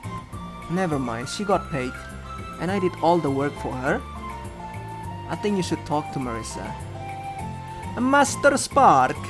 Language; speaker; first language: English; non-native, fluent; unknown